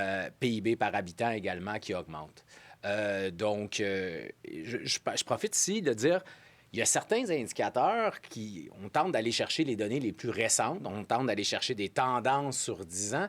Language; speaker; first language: French; native; French